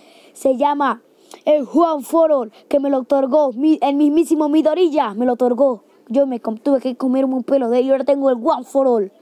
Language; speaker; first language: Spanish; native; Spanish